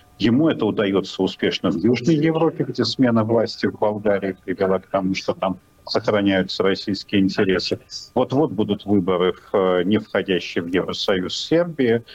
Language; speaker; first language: Russian; native; Russian